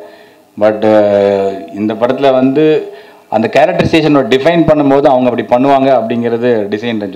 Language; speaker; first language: Tamil; native; Tamil